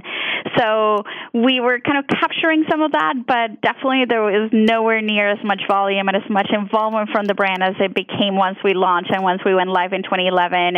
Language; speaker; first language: English; non-native, fluent; Spanish